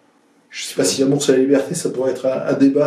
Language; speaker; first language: French; native; French